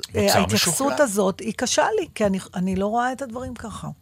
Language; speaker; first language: Hebrew; native; Hebrew